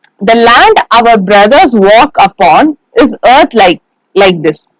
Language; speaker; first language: English; non-native, local second language; Tamil